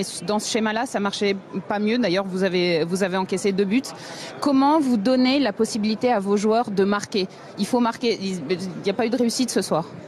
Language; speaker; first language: French; native; French